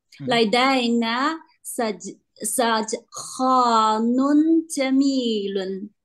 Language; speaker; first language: Arabic; non-native, learner; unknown